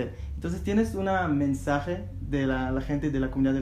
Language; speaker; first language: Spanish; non-native, learner; Hebrew